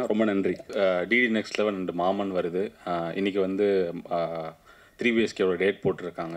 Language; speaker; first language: Tamil; native; Tamil